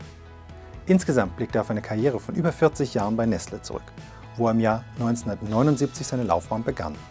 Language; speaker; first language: German; native; German